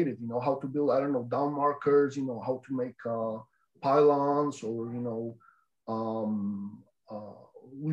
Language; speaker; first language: English; non-native, fluent; Polish